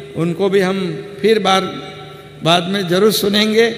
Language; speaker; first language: Hindi; non-native, local second language; Marathi